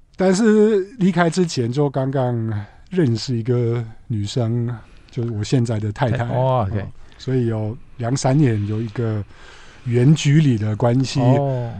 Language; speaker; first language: Chinese; non-native, fluent; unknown